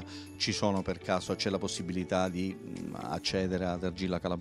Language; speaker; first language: Italian; native; Italian